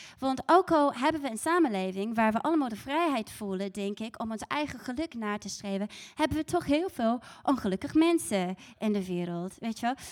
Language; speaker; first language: Dutch; non-native, fluent; English